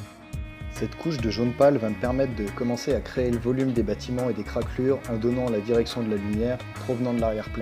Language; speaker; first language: French; native; French